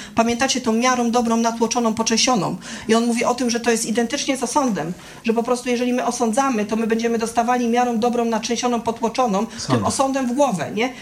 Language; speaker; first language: Polish; native; Polish